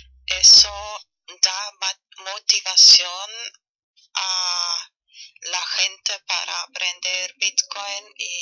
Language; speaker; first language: Spanish; non-native, fluent; German